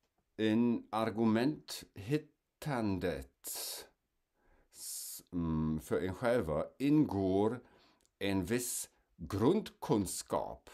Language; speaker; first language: Swedish; non-native, fluent; German